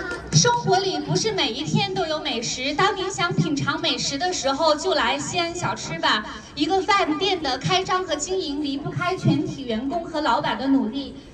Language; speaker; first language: Chinese; native; Chinese